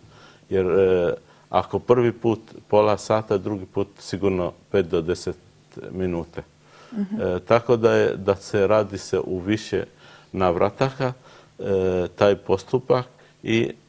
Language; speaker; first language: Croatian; non-native, learner; Arabic